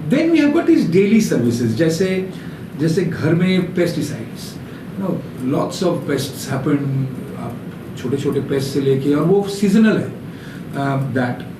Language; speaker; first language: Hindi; non-native, local second language; Bangla